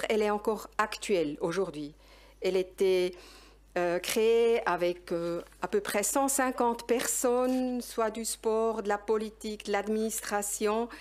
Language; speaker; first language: French; non-native, local second language; German